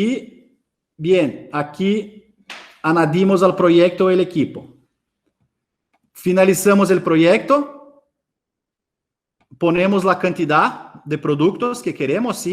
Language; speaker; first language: Spanish; non-native, fluent; Portuguese